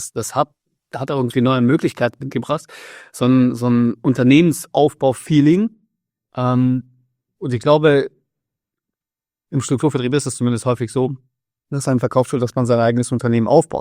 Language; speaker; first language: German; native; German